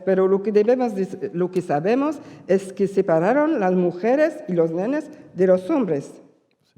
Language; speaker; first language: Spanish; early bilingual, heritage; Spanish